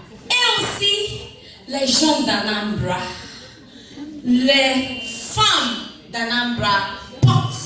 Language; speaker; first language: French; non-native, learner; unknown